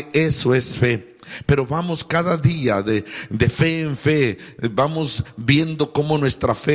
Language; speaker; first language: Spanish; native; Spanish